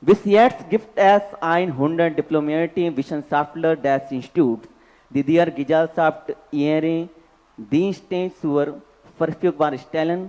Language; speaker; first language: German; non-native, learner; Hindi